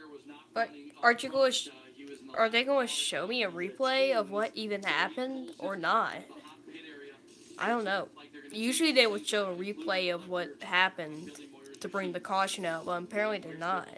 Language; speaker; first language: English; native; English